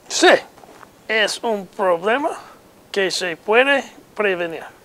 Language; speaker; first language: Spanish; non-native, learner; English